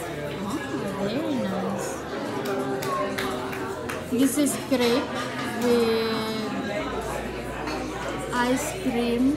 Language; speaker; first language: English; non-native, fluent; Filipino